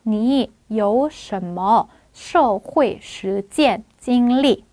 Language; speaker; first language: Chinese; non-native, fluent; Korean